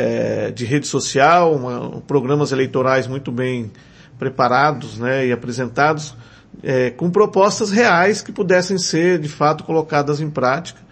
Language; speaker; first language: Portuguese; native; Portuguese